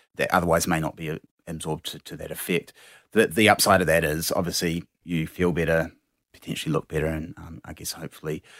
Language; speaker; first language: English; native; English